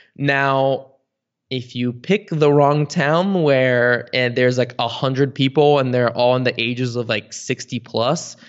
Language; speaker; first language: English; early bilingual, other home language; Bulgarian